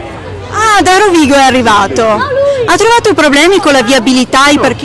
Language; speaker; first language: Italian; native; Italian